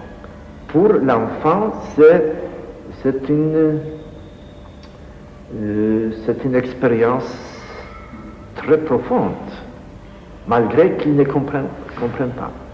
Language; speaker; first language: French; non-native, fluent; Polish